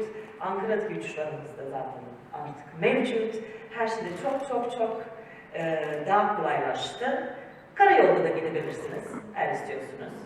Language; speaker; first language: Turkish; early bilingual, heritage; Serbian